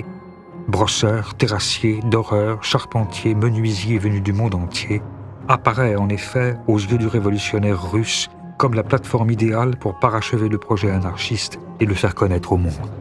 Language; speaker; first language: French; native; French